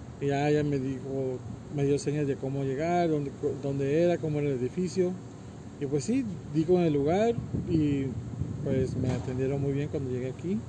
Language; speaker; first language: Spanish; early bilingual, heritage; Spanish